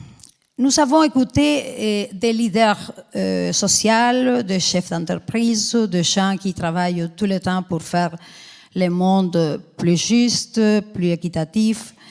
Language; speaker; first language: French; non-native, fluent; Spanish